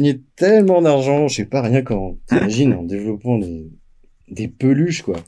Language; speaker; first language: French; native; French